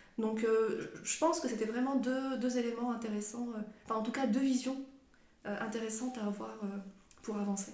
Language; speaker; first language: French; non-native, local second language; Arabic